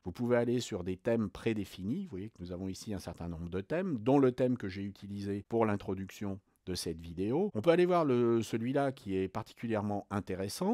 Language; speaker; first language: French; native; French